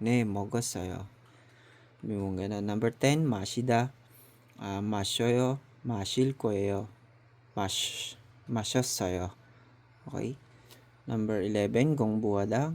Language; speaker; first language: Korean; non-native, learner; Filipino